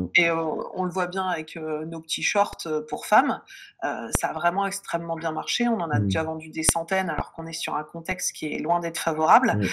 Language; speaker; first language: French; native; French